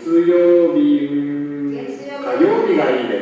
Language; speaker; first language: Japanese; non-native, learner; Indonesian